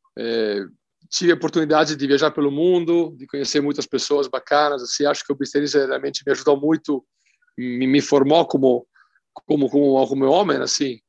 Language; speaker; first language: Portuguese; non-native, fluent; Italian